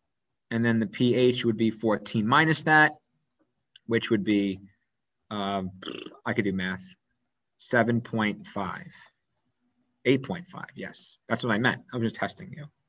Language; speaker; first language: English; native; English